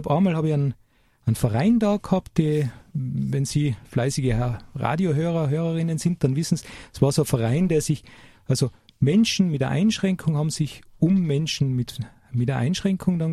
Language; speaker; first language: German; native; German